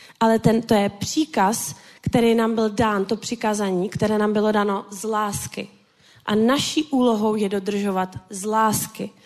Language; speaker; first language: Czech; native; Czech